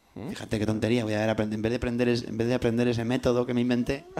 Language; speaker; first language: Spanish; native; Spanish